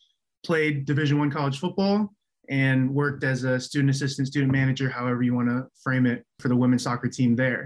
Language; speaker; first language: English; early bilingual, other home language; Chinese